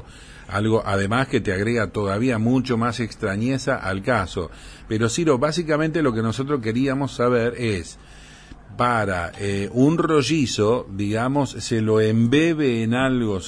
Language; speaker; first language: Spanish; native; Spanish